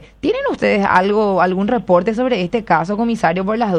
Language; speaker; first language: Spanish; native; Spanish